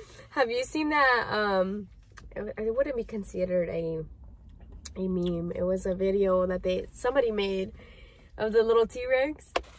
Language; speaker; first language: English; early bilingual, other home language; Spanish